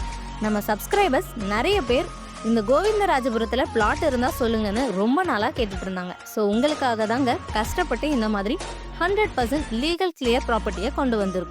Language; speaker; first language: Tamil; native; Tamil